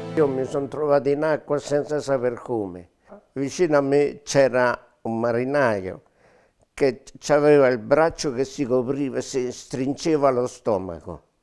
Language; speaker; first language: Italian; native; Italian